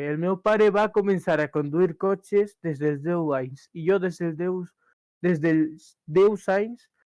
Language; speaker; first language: Catalan; early bilingual, other home language; Urdu